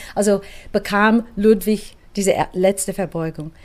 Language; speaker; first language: German; non-native, fluent; English